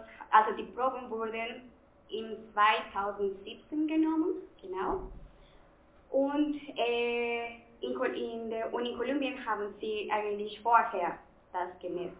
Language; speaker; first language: German; non-native, fluent; Spanish